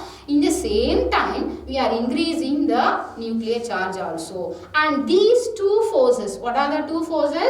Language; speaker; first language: English; non-native, local second language; Tamil